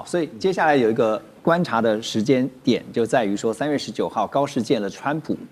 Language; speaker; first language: Chinese; native; Chinese